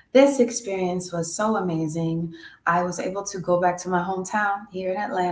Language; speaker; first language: English; native; English